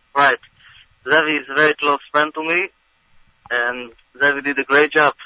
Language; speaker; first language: English; non-native, fluent; Hebrew